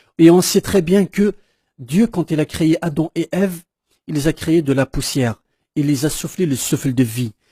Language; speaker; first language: French; non-native, local second language; Kabyle